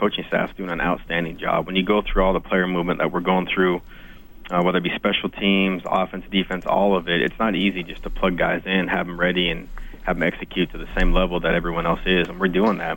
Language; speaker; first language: English; native; English